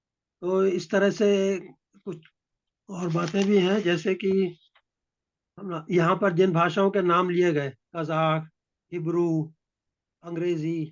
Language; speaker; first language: Hindi; native; Hindi